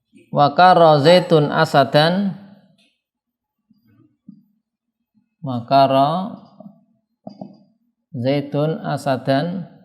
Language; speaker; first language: Arabic; non-native, fluent; Indonesian